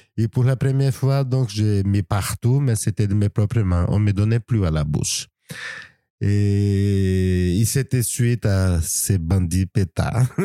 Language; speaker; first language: French; non-native, fluent; Portuguese